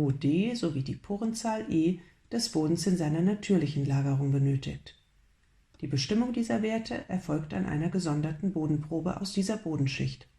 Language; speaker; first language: German; native; German